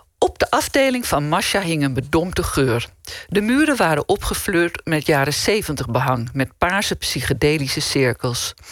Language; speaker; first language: Dutch; native; Dutch